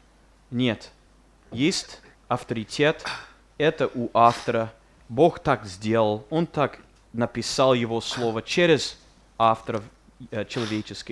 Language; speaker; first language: Russian; non-native, fluent; English